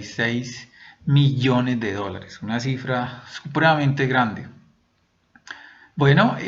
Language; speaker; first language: Spanish; native; Spanish